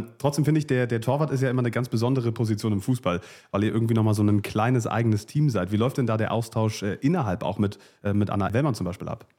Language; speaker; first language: German; native; German